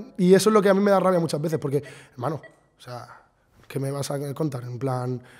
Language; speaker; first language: Spanish; early bilingual, other home language; Arabic